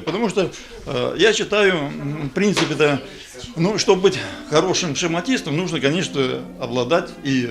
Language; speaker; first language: Russian; native; Russian